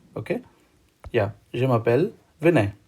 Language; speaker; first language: French; non-native, learner; Hindi